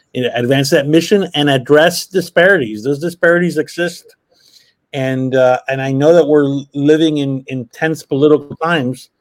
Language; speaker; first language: English; early bilingual, other home language; Spanish